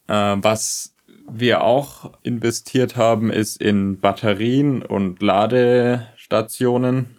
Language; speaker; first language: German; native; German